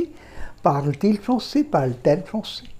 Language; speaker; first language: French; non-native, fluent; Bangla